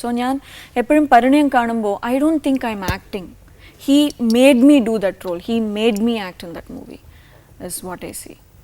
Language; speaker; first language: English; non-native, local second language; Malayalam